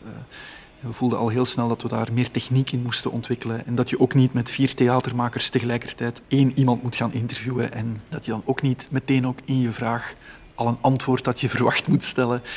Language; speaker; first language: Dutch; native; Dutch